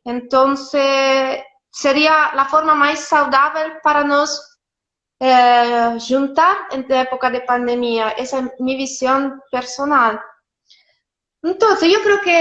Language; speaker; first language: Spanish; non-native, fluent; Italian